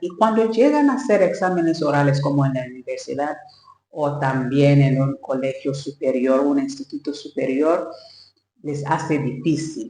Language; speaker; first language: Spanish; non-native, learner; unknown